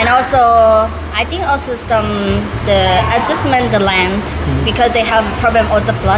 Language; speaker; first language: English; non-native, learner; Thai